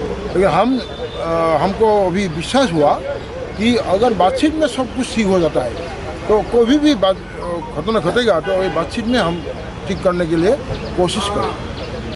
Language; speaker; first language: Hindi; non-native, local second language; Assamese